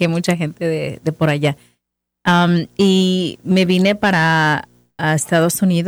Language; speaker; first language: Spanish; native; Spanish